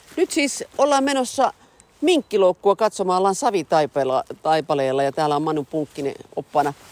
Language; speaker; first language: Finnish; native; Finnish